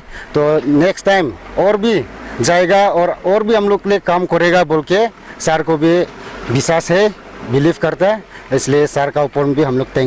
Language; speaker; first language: Hindi; non-native, local second language; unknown